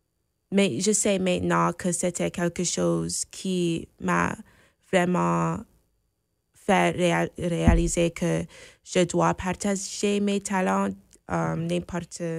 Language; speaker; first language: French; non-native, fluent; English